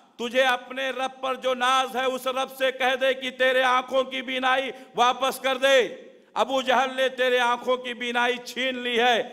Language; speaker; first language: Urdu; native; Urdu